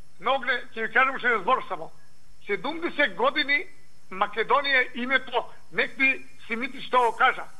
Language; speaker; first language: Macedonian; native; Macedonian